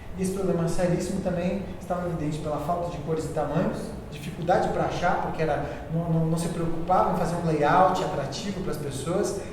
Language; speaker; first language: Portuguese; native; Portuguese